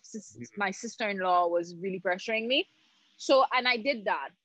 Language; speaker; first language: English; non-native, fluent; Haitian Creole